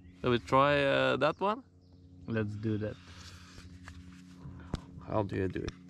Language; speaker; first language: English; non-native, fluent; Norwegian